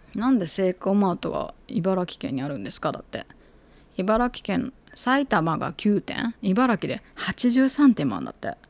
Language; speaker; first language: Japanese; native; Japanese